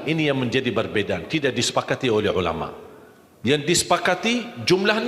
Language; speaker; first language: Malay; non-native, fluent; Arabic